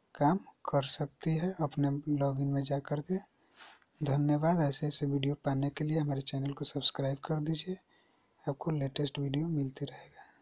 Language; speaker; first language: Hindi; native; Hindi